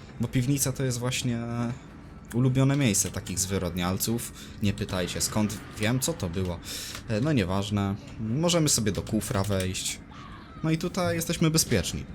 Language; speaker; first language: Polish; native; Polish